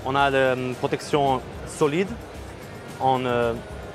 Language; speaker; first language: French; non-native, learner; German